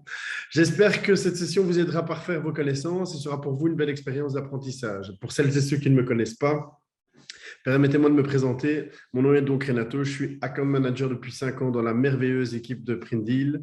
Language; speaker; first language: French; native; French